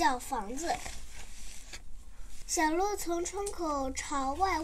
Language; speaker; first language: Chinese; native; Chinese